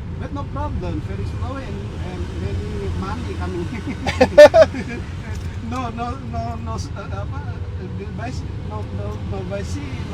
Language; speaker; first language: English; non-native, learner; Indonesian